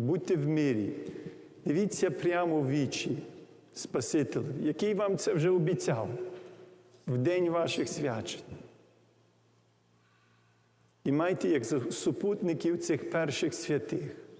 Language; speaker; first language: Ukrainian; early bilingual, heritage; English